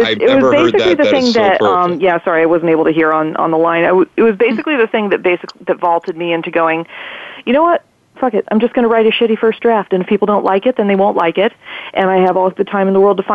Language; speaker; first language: English; native; English